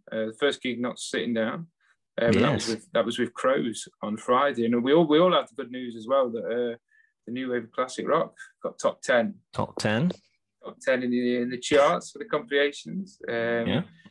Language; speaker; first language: English; native; English